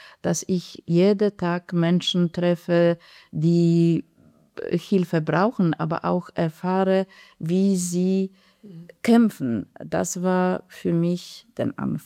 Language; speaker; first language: German; non-native, fluent; Polish